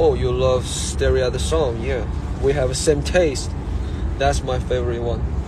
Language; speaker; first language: English; non-native, fluent; Chinese